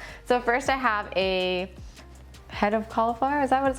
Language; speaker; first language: English; native; English